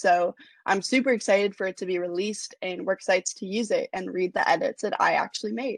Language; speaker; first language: English; native; English